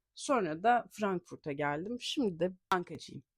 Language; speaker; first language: Turkish; native; Turkish